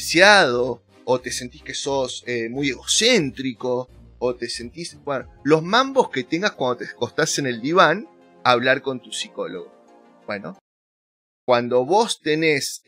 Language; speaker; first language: Spanish; native; Spanish